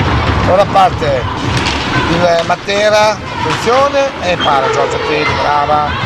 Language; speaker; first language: Italian; native; Italian